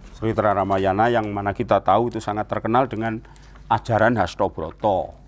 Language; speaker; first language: Indonesian; non-native, local second language; Javanese